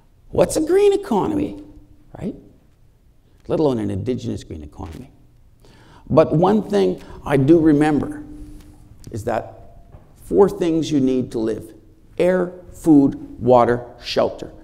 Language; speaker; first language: English; native; English